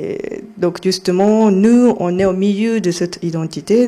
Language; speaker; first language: French; non-native, fluent; Japanese